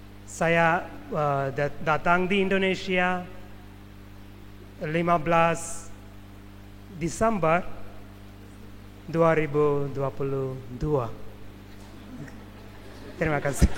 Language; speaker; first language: Indonesian; non-native, learner; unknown